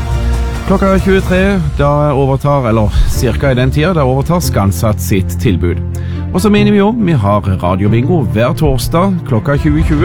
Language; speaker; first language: Norwegian; native; Norwegian